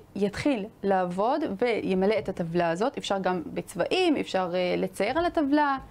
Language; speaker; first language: Hebrew; native; Hebrew